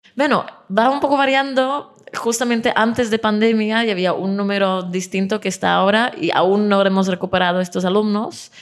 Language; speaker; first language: Spanish; non-native, fluent; Czech